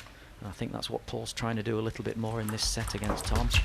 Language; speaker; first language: English; native; English